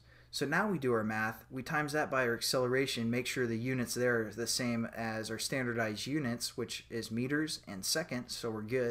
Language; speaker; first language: English; native; English